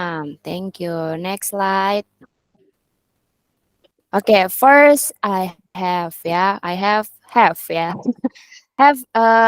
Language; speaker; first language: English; non-native, learner; Indonesian